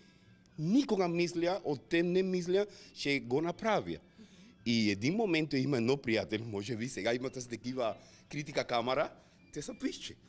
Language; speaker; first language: Bulgarian; non-native, learner; Spanish